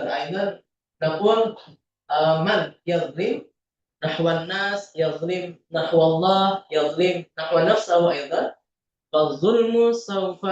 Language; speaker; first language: Arabic; non-native, fluent; Indonesian